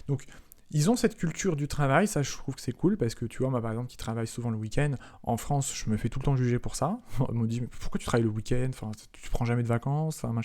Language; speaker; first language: French; native; French